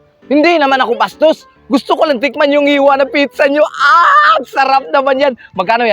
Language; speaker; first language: Filipino; non-native, local second language; Cebuano